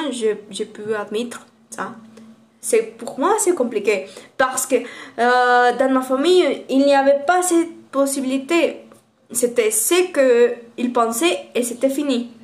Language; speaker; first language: French; non-native, learner; Spanish